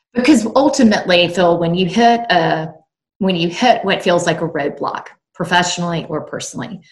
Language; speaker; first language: English; native; English